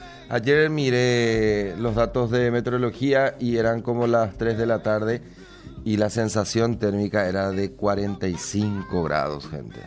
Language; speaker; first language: Spanish; native; Spanish